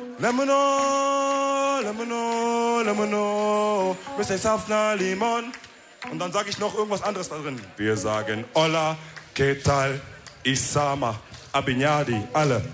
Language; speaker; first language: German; early bilingual, other home language; Wolof